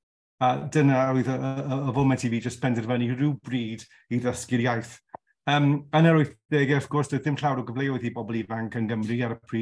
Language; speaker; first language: Welsh; non-native, local second language; English